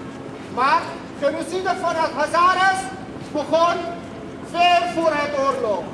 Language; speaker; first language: Dutch; non-native, fluent; Persian